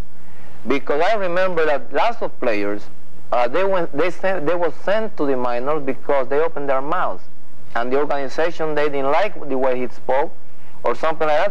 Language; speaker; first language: English; non-native, fluent; Spanish